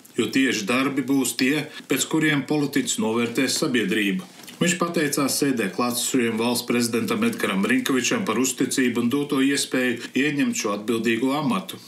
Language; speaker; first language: Latvian; early bilingual, heritage; Latvian